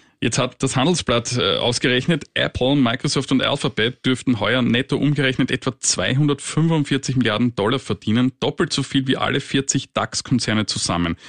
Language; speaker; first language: German; native; German